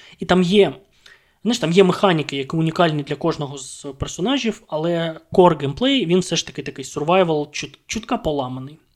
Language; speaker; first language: Ukrainian; non-native, local second language; Russian